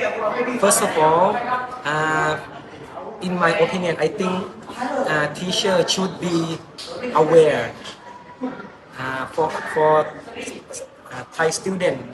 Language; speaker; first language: English; non-native, learner; Thai